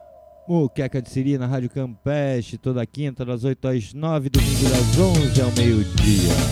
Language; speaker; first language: Portuguese; native; Portuguese